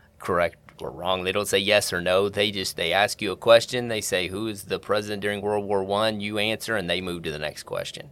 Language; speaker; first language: English; native; English